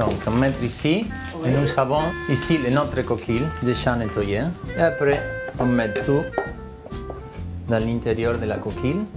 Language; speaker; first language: French; non-native, fluent; Spanish